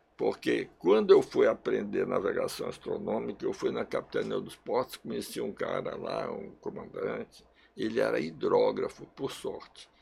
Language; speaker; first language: Portuguese; early bilingual, other home language; Russian